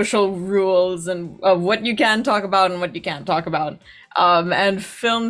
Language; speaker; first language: English; non-native, local second language; Filipino